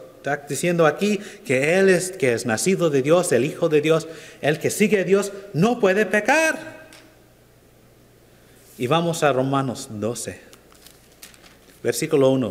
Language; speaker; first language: Spanish; non-native, fluent; English